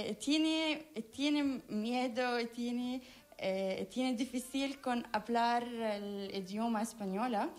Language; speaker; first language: Spanish; non-native, learner; Arabic